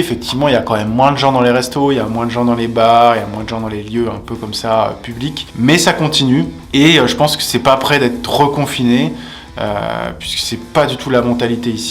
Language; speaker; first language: French; native; French